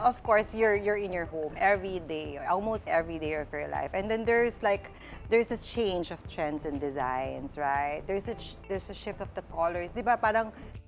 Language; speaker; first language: English; non-native, local second language; Pampanga